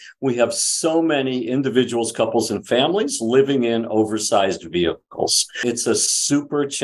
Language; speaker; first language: English; native; English